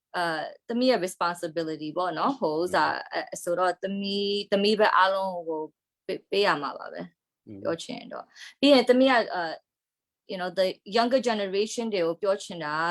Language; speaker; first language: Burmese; non-native, local second language; Hakha Chin